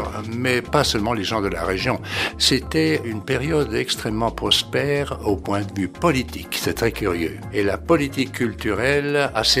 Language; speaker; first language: French; native; French